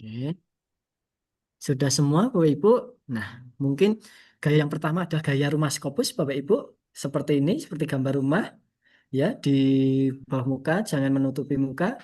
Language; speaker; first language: Indonesian; native; Indonesian